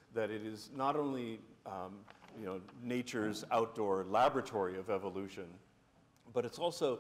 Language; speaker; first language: English; native; English